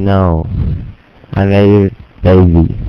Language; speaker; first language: English; non-native, learner; Chinese